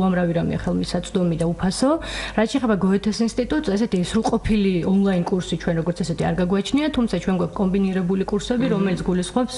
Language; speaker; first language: Georgian; native; Georgian